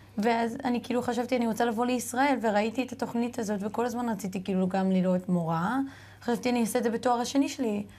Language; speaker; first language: Hebrew; early bilingual, heritage; English